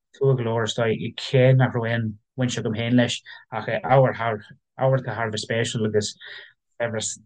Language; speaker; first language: Irish; non-native, local second language; English